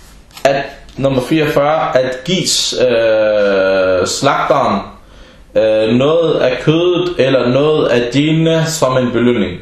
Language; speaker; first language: Danish; early bilingual, other home language; Arabic